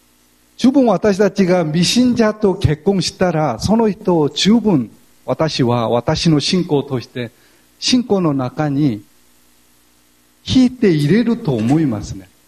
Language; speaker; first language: Japanese; non-native, fluent; Korean